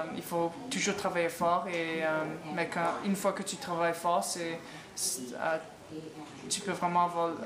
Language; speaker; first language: French; non-native, fluent; English